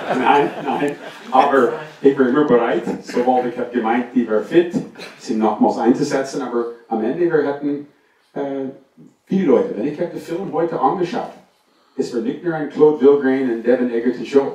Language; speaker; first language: German; non-native, fluent; English